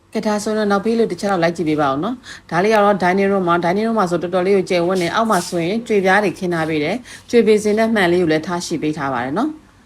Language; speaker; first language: Burmese; native; Burmese